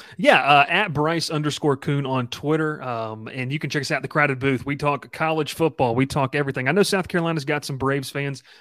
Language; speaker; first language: English; native; English